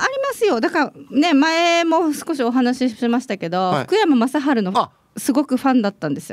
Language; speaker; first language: Japanese; native; Japanese